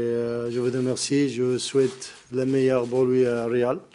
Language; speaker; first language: French; non-native, learner; Arabic